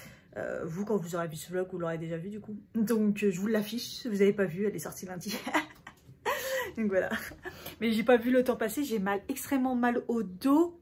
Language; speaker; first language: French; native; French